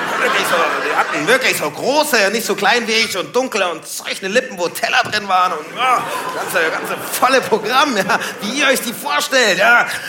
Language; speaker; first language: German; early bilingual, other home language; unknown